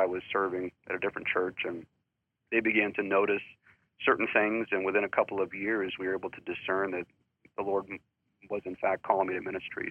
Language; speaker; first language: English; native; English